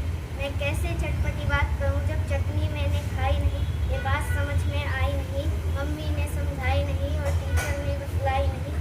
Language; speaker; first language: Hindi; native; Hindi